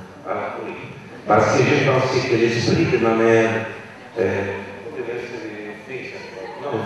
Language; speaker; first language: French; non-native, learner; Italian